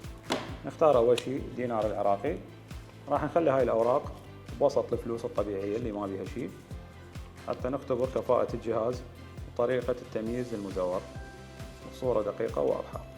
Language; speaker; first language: Arabic; native; Arabic